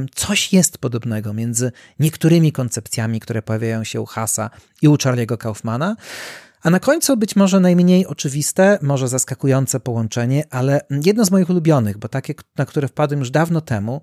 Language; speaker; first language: Polish; native; Polish